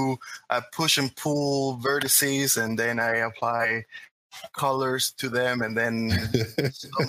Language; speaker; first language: English; non-native, fluent; Spanish